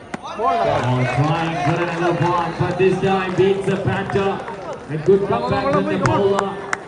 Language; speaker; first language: English; non-native, local second language; Malayalam